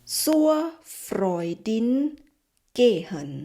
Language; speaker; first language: German; non-native, fluent; Thai